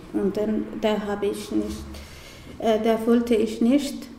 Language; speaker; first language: German; non-native, learner; Somali